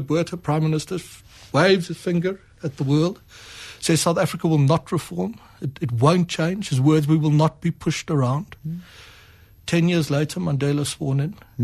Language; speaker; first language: English; native; English